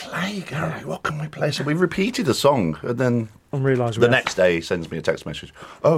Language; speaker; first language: English; native; English